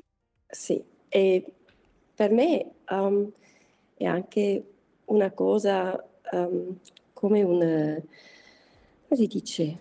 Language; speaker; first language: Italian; non-native, learner; German